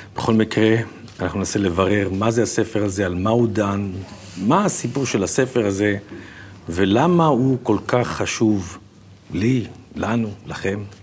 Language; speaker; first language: Hebrew; native; Hebrew